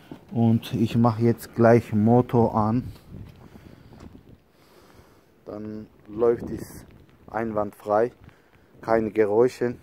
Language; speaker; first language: German; non-native, learner; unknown